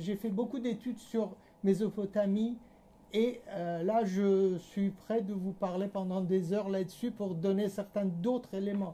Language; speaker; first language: French; non-native, fluent; Persian